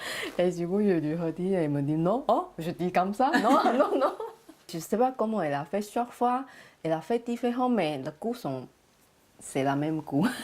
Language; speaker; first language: French; non-native, learner; Chinese